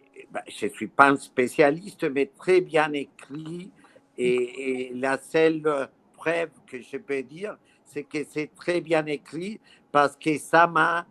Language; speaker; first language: French; non-native, fluent; Spanish